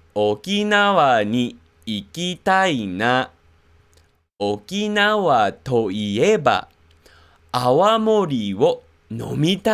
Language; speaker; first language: Japanese; non-native, fluent; English